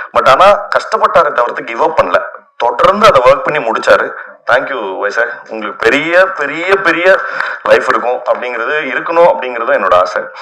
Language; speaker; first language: Tamil; native; Tamil